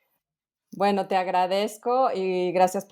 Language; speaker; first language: Spanish; native; Spanish